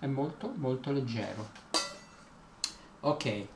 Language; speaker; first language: Italian; non-native, fluent; English